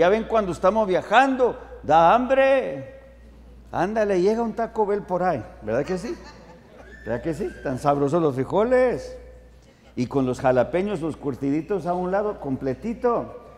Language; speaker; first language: Spanish; early bilingual, heritage; Spanish